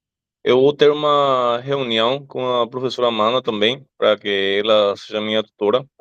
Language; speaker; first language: Portuguese; non-native, fluent; Spanish